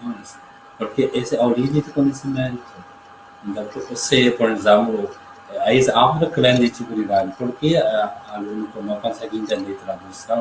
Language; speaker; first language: Portuguese; non-native, learner; Chinese